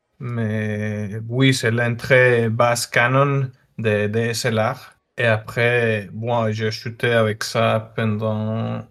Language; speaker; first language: French; non-native, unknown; Spanish